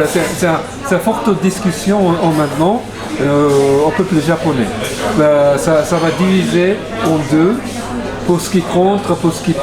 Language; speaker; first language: French; non-native, learner; Japanese